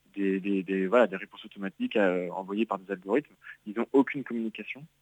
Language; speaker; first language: French; native; French